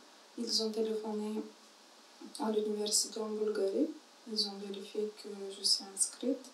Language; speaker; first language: French; non-native, fluent; Turkish